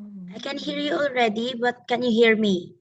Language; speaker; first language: English; non-native, fluent; Filipino